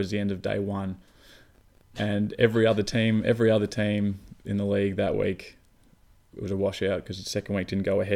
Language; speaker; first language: English; native; English